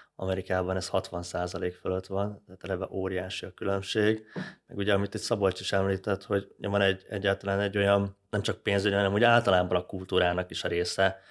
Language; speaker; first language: Hungarian; native; Hungarian